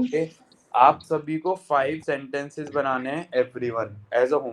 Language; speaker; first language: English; non-native, local second language; Hindi